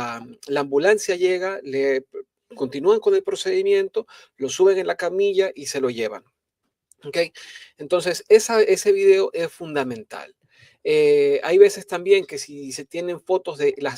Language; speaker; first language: Spanish; native; Spanish